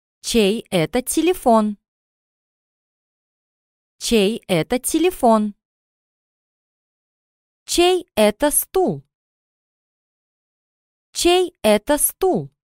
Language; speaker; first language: Russian; non-native, learner; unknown